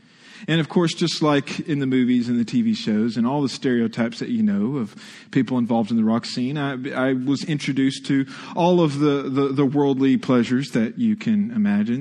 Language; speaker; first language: English; native; English